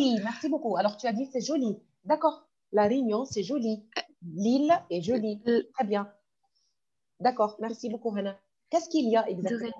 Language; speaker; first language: French; non-native, fluent; Arabic